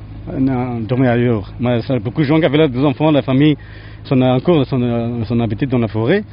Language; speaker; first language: French; non-native, learner; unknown